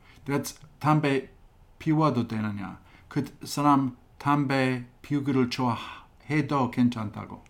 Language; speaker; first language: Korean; non-native, fluent; English